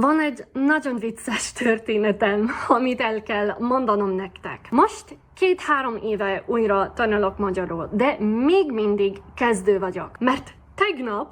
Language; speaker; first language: Hungarian; non-native, learner; Afrikaans